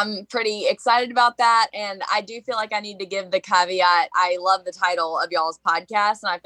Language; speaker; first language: English; native; English